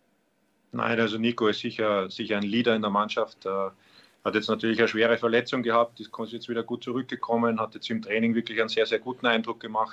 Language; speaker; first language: German; native; German